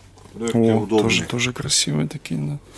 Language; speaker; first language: Russian; native; Russian